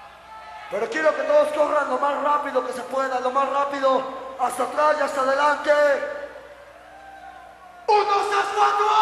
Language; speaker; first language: Spanish; native; Spanish